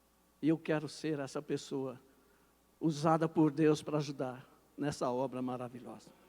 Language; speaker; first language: Portuguese; native; Portuguese